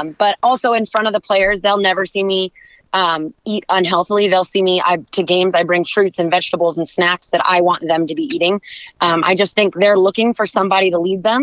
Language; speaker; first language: English; native; English